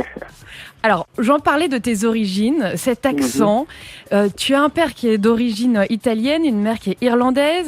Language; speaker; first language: French; native; French